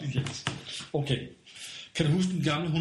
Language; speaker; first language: Danish; native; Danish